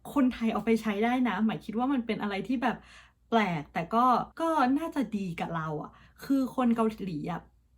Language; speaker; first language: Thai; early bilingual, heritage; Thai